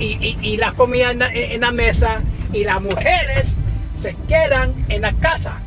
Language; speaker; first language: Spanish; early bilingual, heritage; Spanish